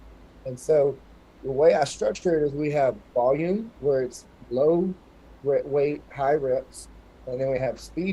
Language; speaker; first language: English; native; English